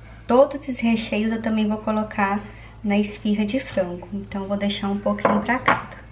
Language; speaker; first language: Portuguese; native; Portuguese